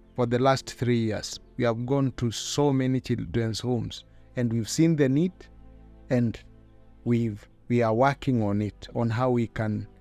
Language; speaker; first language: English; non-native, local second language; Luyia